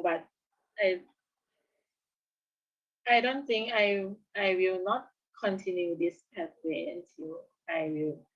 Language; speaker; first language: English; non-native, learner; Thai